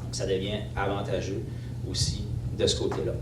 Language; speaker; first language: French; native; French